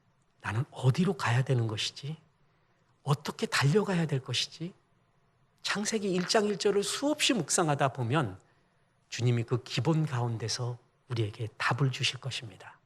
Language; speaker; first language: Korean; native; Korean